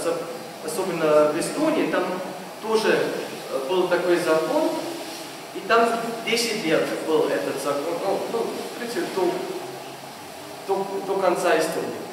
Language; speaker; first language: Russian; non-native, fluent; German